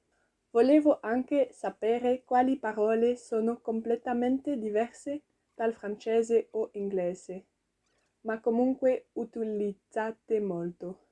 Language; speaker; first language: Italian; non-native, learner; French